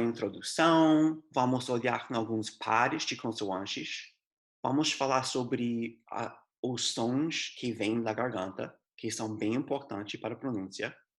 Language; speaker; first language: Portuguese; non-native, fluent; English